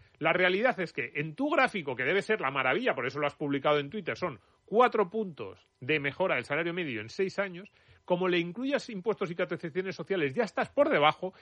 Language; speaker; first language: Spanish; native; Spanish